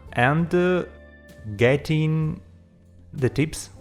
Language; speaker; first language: English; non-native, learner; Ukrainian